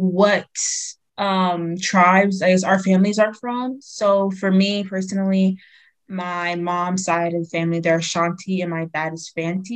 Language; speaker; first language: English; native; English